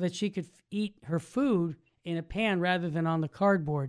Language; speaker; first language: English; native; English